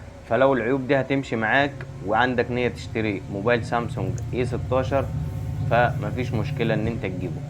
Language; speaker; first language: Arabic; native; Arabic